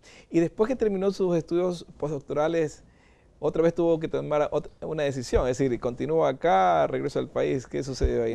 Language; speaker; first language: Spanish; native; Spanish